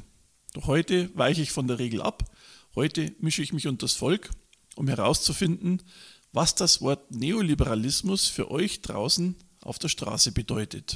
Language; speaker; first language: German; native; German